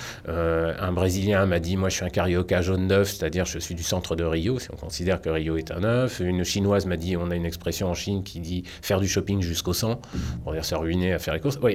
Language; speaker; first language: French; native; French